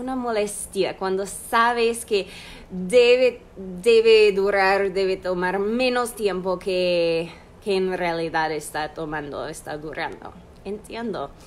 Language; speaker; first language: Spanish; non-native, fluent; English